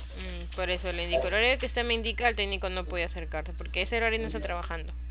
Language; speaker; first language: Spanish; native; Spanish